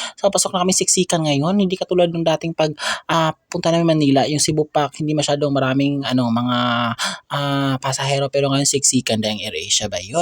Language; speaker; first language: Filipino; non-native, local second language; Cebuano